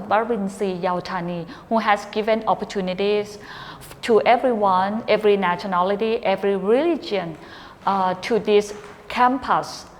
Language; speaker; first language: English; non-native, fluent; Thai